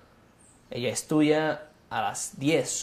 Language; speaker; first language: Spanish; non-native, fluent; Portuguese